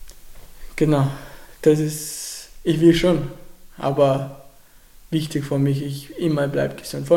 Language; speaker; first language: German; non-native, learner; Arabic